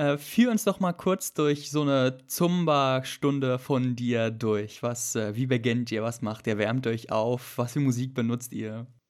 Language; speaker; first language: German; native; German